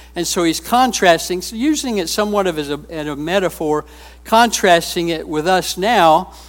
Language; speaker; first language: English; native; English